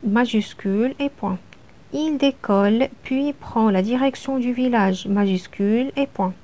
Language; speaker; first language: French; non-native, local second language; Arabic